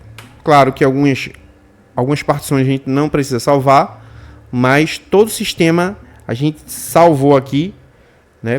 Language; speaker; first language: Portuguese; native; Portuguese